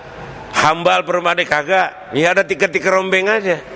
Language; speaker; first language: Indonesian; native; Indonesian